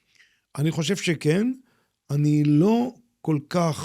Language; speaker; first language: Hebrew; native; Hebrew